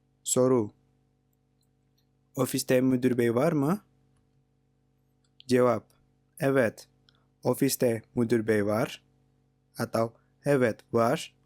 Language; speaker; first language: Turkish; non-native, fluent; Indonesian